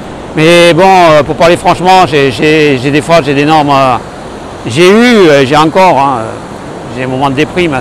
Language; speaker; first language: French; native; French